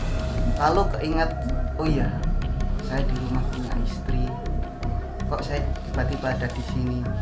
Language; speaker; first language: Indonesian; non-native, local second language; Javanese